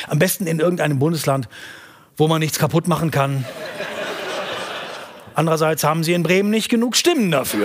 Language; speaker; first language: German; native; German